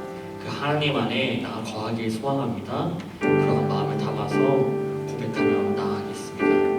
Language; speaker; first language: Korean; native; Korean